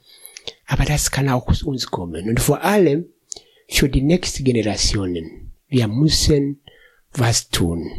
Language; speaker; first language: German; non-native, fluent; Swahili